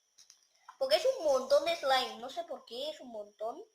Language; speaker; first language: Spanish; native; Spanish